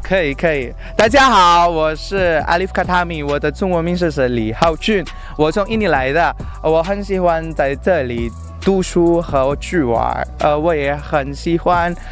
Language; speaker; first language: Chinese; non-native, learner; Indonesian